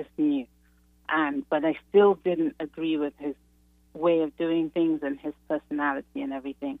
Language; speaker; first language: English; non-native, local second language; Yoruba